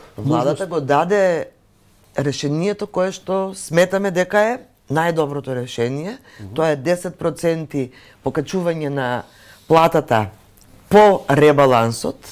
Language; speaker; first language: Macedonian; native; Macedonian